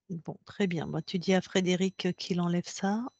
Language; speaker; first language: French; native; French